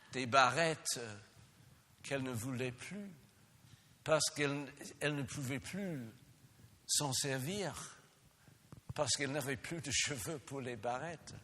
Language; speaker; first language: French; non-native, fluent; English